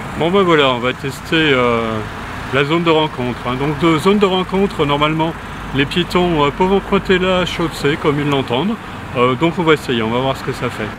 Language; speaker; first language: French; native; French